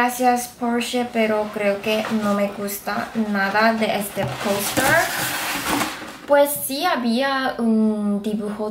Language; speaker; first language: Spanish; non-native, fluent; Korean